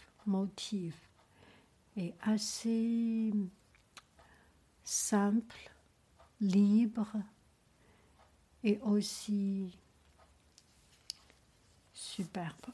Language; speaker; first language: French; non-native, learner; Chinese